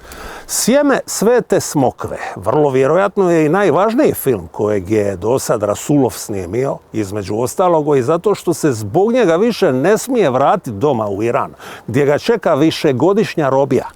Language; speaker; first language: Bosnian; native; Bosnian